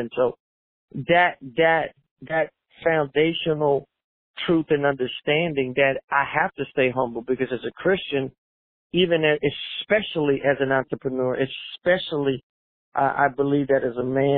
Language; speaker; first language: English; native; English